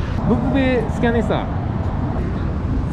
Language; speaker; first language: French; non-native, learner; Japanese